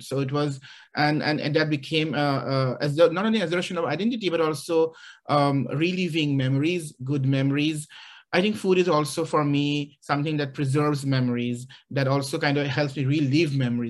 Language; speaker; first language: English; non-native, local second language; Assamese